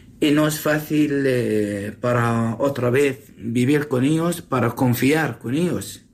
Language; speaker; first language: Spanish; non-native, learner; Assyrian Neo-Aramaic